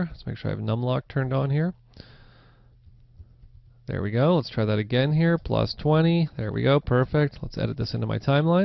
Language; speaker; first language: English; native; English